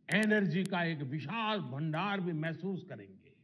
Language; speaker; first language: Hindi; non-native, local second language; Gujarati